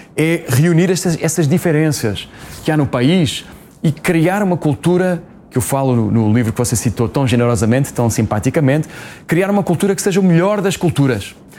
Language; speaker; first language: Portuguese; native; Portuguese